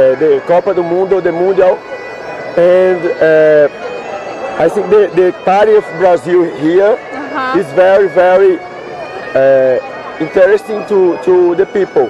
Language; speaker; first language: English; non-native, learner; Portuguese